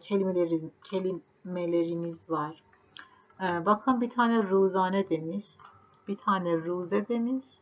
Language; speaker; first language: Turkish; non-native, fluent; Persian